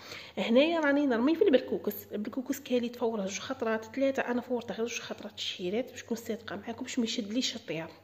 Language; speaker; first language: Arabic; native; Arabic